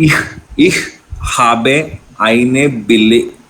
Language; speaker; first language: German; non-native, learner; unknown